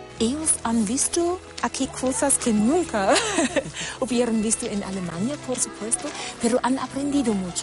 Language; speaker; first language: Spanish; non-native, fluent; German